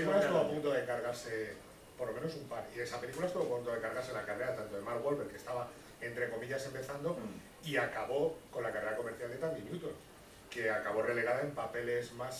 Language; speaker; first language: Spanish; native; Spanish